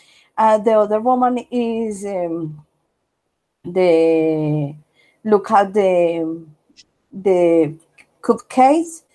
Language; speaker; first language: English; non-native, learner; Spanish